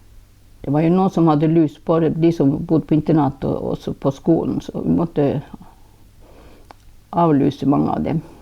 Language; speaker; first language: Norwegian; non-native, local second language; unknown